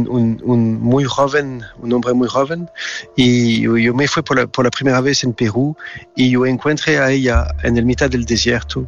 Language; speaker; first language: Spanish; non-native, fluent; French